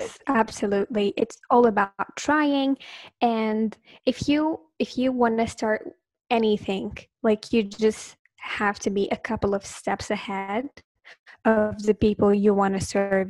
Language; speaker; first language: English; non-native, fluent; Arabic